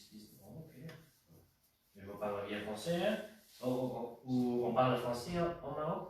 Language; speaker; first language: French; non-native, learner; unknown